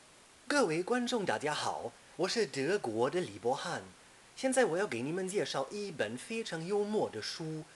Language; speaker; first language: Chinese; non-native, fluent; German